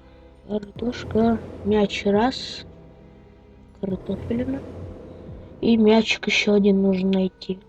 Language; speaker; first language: Russian; native; Russian